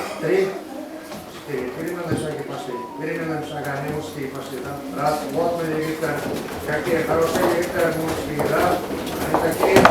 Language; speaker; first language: Russian; non-native, local second language; Bashkir